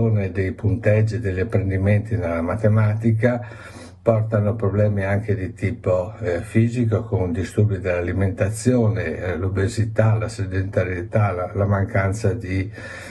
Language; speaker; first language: Italian; native; Italian